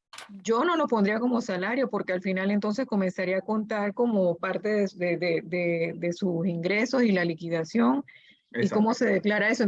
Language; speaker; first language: Spanish; native; Spanish